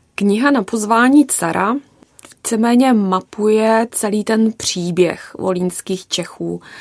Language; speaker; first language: Czech; native; Czech